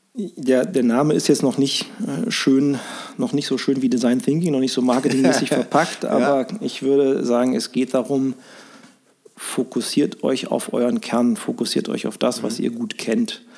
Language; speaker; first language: German; native; German